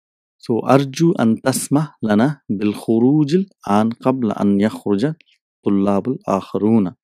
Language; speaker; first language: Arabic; non-native, fluent; English